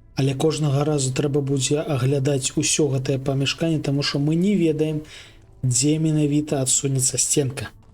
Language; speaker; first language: Belarusian; native; Belarusian